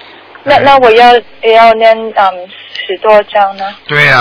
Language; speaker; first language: Chinese; early bilingual, heritage; Chinese